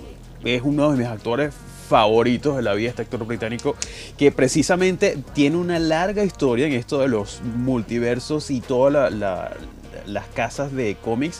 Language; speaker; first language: Spanish; native; Spanish